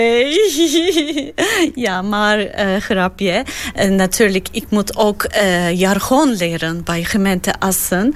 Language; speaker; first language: Dutch; non-native, learner; Turkish